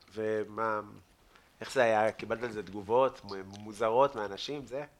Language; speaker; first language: Hebrew; native; Hebrew